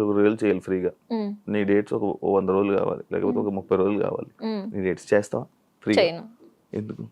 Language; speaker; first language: Telugu; native; Telugu